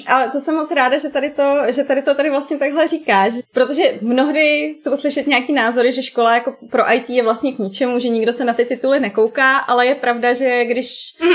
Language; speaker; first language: Czech; native; Czech